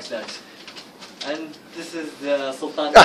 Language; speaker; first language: English; non-native, learner; Arabic